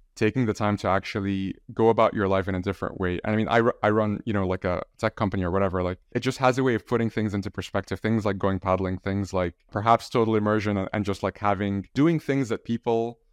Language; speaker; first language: English; non-native, fluent; Arabic